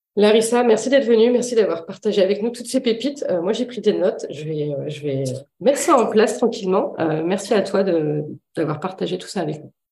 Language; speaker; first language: French; native; French